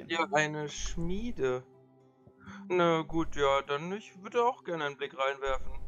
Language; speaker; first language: German; native; German